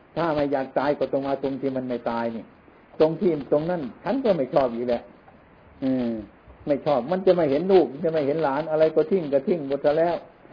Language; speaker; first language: Thai; non-native, local second language; Northeastern Thai